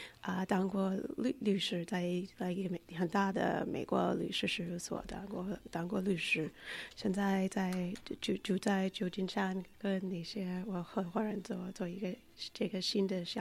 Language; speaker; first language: Chinese; non-native, fluent; English